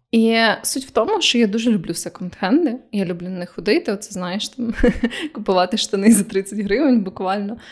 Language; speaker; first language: Ukrainian; native; Ukrainian